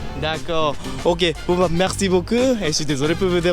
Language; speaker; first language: French; non-native, learner; Japanese